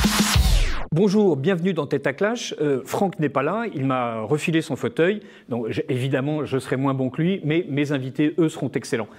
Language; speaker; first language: French; native; French